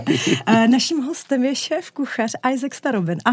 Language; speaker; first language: Czech; native; Czech